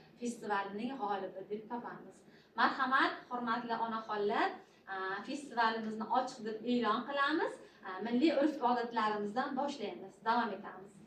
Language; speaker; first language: Uzbek; native; Uzbek